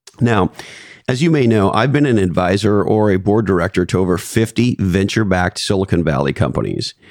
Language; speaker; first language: English; native; English